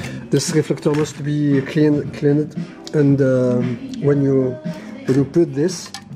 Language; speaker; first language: English; non-native, learner; French